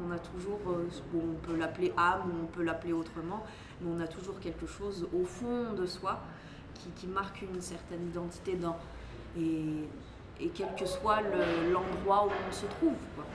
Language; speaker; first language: French; native; French